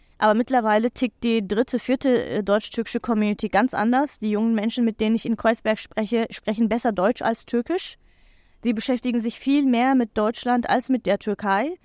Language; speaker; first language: German; non-native, fluent; Turkish